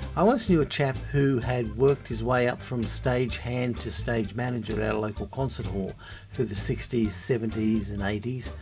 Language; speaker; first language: English; native; English